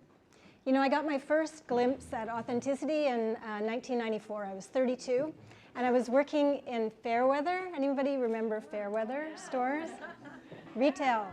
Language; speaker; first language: English; native; English